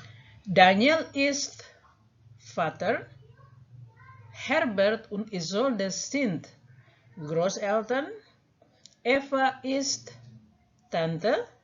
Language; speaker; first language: German; non-native, fluent; Indonesian